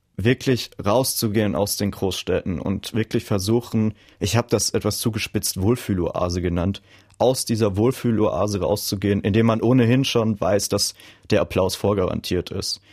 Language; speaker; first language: German; native; German